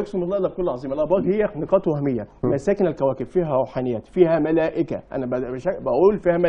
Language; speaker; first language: Arabic; native; Arabic